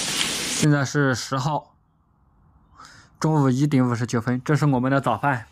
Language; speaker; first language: Chinese; native; Chinese